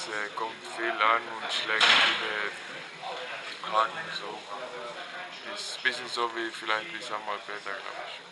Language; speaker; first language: German; non-native, learner; Finnish